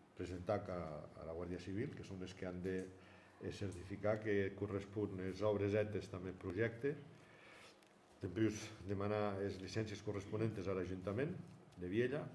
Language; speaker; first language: Catalan; non-native, local second language; Occitan